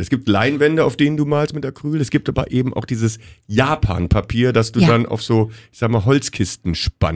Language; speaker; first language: German; native; German